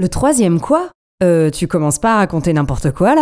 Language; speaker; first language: French; native; French